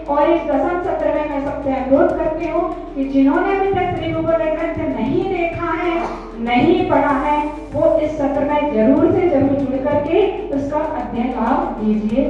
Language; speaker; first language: Hindi; native; Hindi